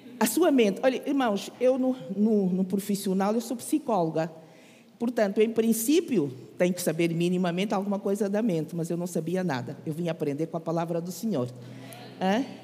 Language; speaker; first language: Portuguese; native; Portuguese